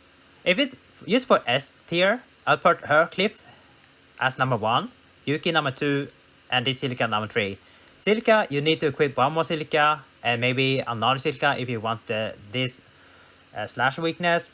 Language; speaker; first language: English; non-native, fluent; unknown